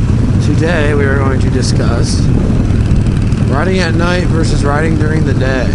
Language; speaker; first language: English; native; English